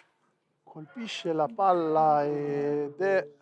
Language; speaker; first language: Italian; native; Italian